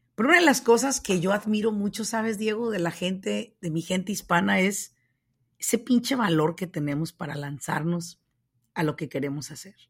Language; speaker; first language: Spanish; native; Spanish